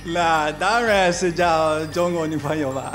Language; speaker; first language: Chinese; non-native, fluent; English